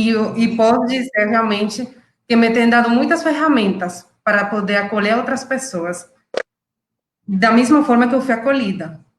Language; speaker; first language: Portuguese; non-native, fluent; Spanish